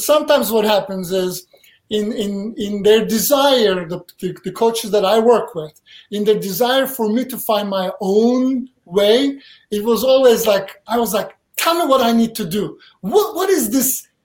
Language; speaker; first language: English; non-native, fluent; Turkish